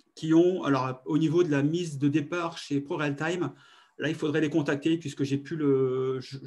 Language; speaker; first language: French; native; French